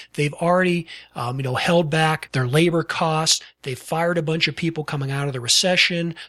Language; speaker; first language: English; native; English